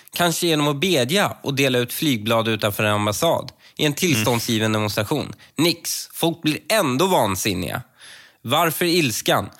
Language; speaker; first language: Swedish; early bilingual, other home language; Persian